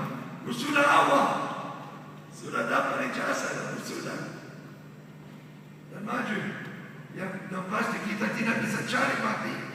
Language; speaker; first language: Indonesian; non-native, learner; English